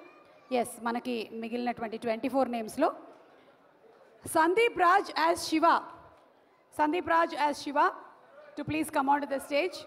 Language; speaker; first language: Telugu; native; Telugu